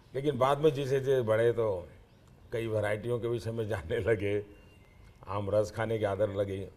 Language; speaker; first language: Hindi; non-native, local second language; Gujarati